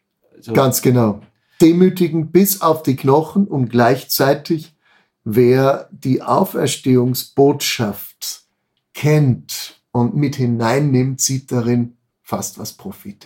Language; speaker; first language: German; native; German